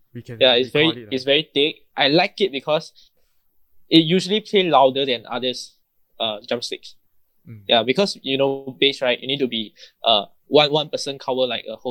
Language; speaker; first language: English; non-native, local second language; Chinese